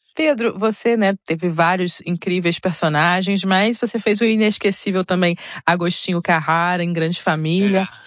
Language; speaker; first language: Portuguese; native; Portuguese